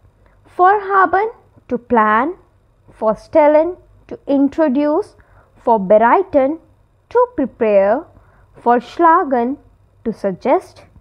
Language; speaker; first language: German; non-native, fluent; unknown